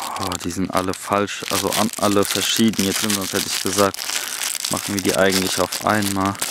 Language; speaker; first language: German; native; German